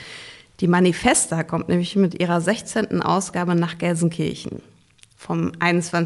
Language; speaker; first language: German; native; German